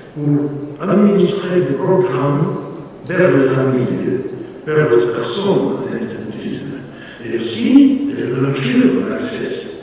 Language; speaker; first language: French; non-native, learner; Spanish